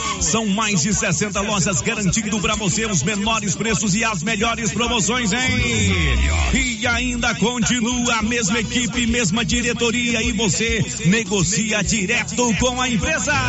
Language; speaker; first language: Portuguese; native; Portuguese